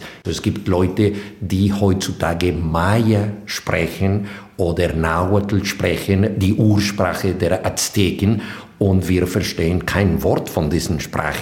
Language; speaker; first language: German; non-native, fluent; Spanish